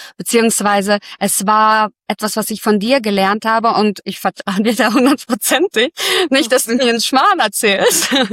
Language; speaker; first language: German; early bilingual, other home language; Russian